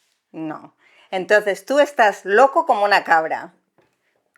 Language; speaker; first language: Spanish; native; Spanish